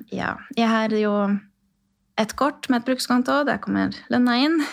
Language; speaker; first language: Norwegian; non-native, fluent; Romanian